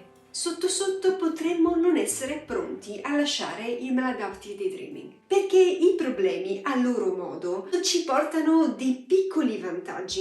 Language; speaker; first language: Italian; native; Italian